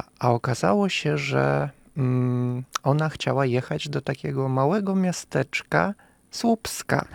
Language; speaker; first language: Polish; non-native, fluent; Russian